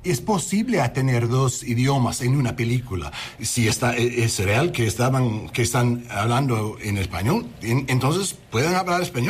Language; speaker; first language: Spanish; non-native, learner; English